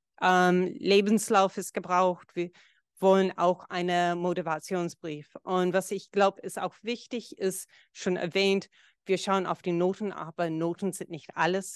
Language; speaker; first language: German; non-native, fluent; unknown